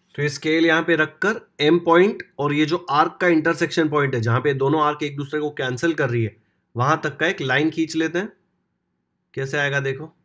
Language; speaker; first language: Hindi; non-native, local second language; Marathi